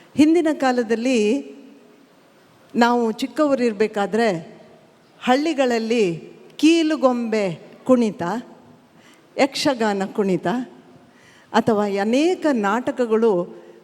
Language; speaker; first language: Kannada; native; Kannada